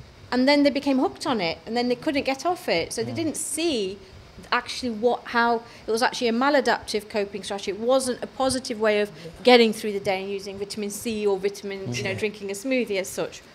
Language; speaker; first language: English; early bilingual, other home language; Hindi